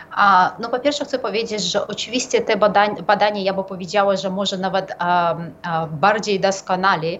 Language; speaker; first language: Polish; non-native, fluent; Ukrainian